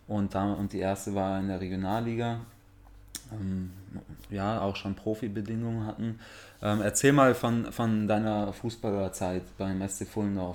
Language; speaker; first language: German; native; German